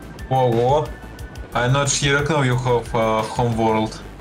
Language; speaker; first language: English; non-native, learner; Russian